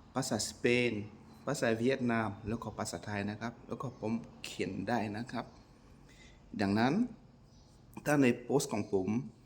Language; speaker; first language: Thai; non-native, fluent; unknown